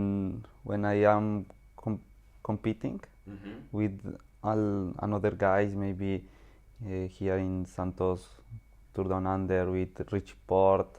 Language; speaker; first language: English; non-native, learner; Spanish